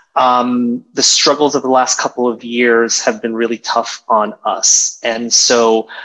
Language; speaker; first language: English; native; English